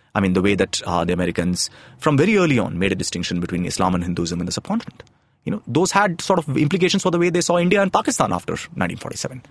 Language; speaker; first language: English; non-native, local second language; Tamil